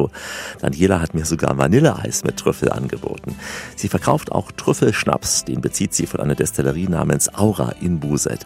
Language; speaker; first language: German; native; German